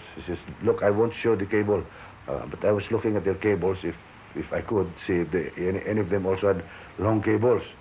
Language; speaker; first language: English; non-native, local second language; Filipino